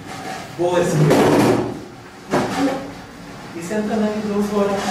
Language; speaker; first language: Portuguese; non-native, fluent; English